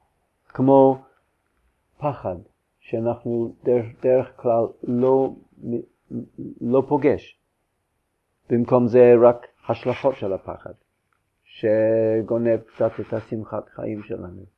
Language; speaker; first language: Hebrew; non-native, fluent; English